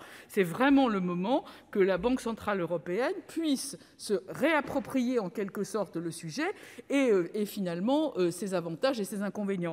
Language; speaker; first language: French; native; French